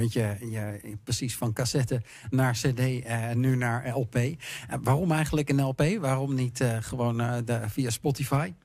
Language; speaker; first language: Dutch; native; Dutch